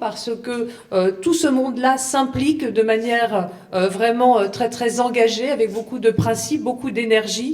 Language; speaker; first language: French; native; French